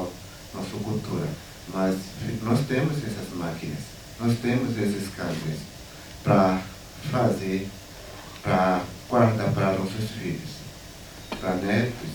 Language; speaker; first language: Portuguese; non-native, local second language; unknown